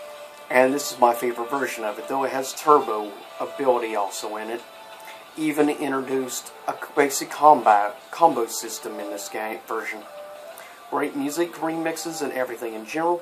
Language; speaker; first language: English; native; English